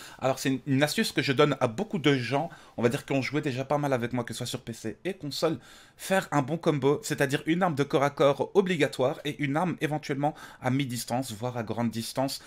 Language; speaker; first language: French; native; French